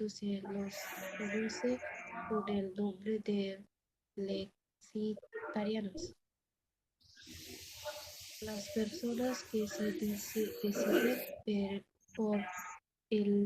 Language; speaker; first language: Spanish; non-native, learner; Bangla